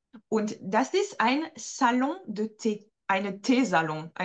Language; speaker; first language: German; non-native, fluent; French